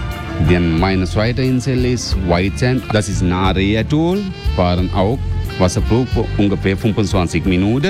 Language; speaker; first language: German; non-native, learner; Sinhala